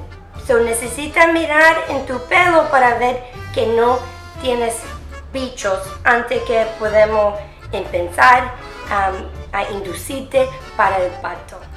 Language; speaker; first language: Spanish; early bilingual, heritage; English